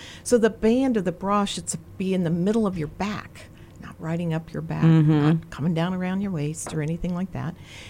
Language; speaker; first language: English; native; English